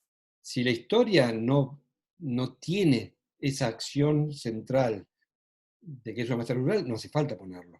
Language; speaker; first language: Spanish; native; Spanish